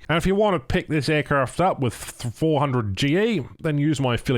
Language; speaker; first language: English; native; English